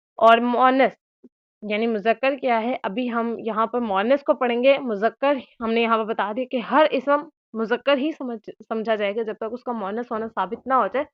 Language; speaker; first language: Urdu; native; Urdu